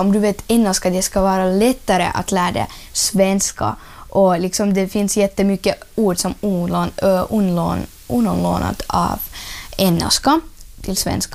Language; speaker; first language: Swedish; non-native, learner; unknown